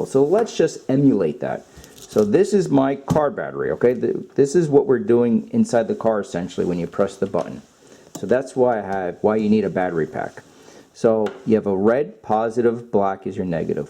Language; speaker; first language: English; native; English